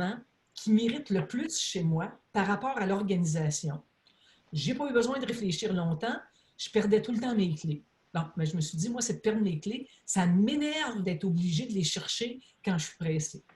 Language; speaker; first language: French; native; French